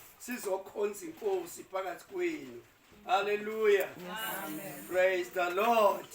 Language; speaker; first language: Zulu; native; Zulu